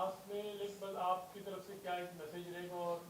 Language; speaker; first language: Hindi; native; Hindi